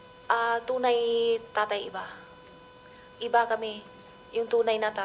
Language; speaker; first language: Filipino; non-native, learner; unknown